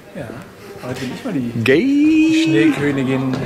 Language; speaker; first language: German; native; German